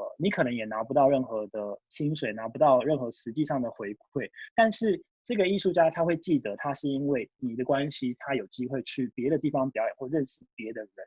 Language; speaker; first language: Chinese; early bilingual, heritage; Japanese